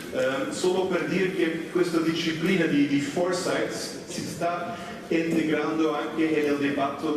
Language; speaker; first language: Italian; non-native, fluent; Dutch